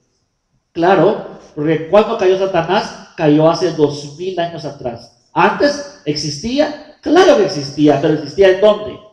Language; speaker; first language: Spanish; native; Spanish